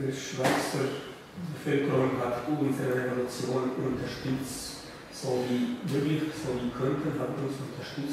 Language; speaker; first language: German; non-native, fluent; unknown